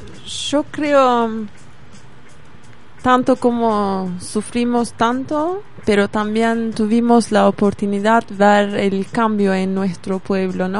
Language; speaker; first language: Spanish; non-native, fluent; Kurdish